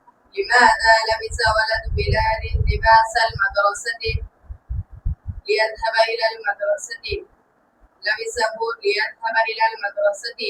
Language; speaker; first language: Arabic; non-native, learner; Bangla